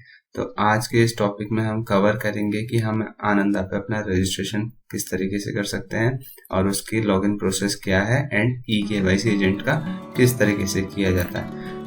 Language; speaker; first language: Hindi; native; Hindi